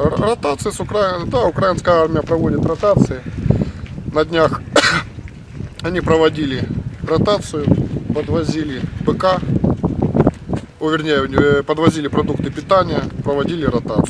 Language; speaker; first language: Russian; native; Russian